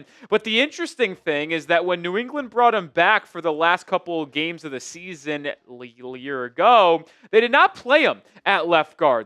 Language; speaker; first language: English; native; English